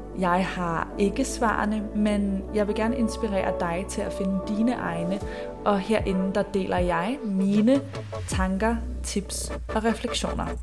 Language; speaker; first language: Danish; native; Danish